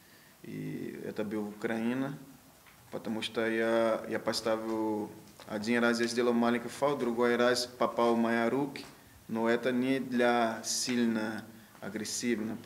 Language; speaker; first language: Russian; non-native, learner; Portuguese